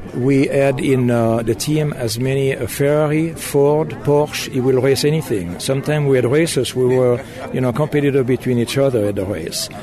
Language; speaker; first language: English; non-native, fluent; German